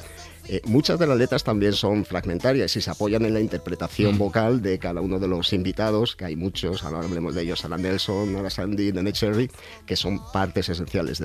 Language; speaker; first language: Spanish; native; Spanish